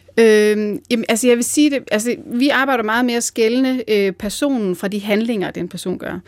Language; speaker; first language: Danish; native; Danish